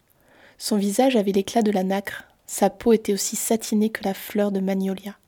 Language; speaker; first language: French; native; French